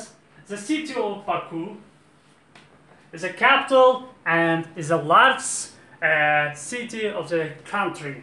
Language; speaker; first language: English; non-native, learner; Azerbaijani